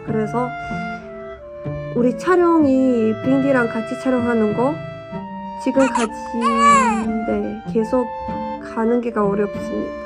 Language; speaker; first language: Korean; non-native, learner; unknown